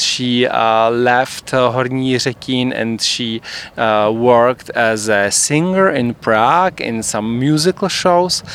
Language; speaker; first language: English; non-native, fluent; Czech